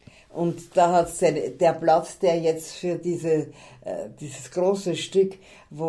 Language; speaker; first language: German; native; German